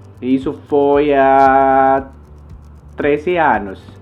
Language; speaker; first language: Portuguese; non-native, learner; Filipino